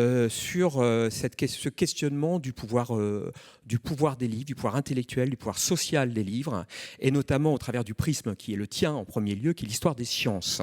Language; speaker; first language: French; native; French